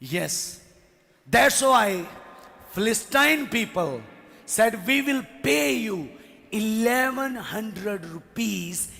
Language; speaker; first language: English; non-native, local second language; Punjabi